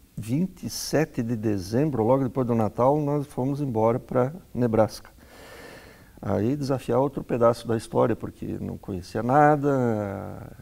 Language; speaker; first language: Portuguese; native; Portuguese